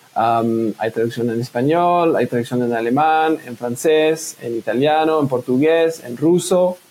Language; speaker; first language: Spanish; non-native, fluent; French